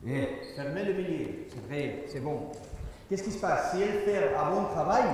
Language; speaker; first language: French; non-native, learner; Spanish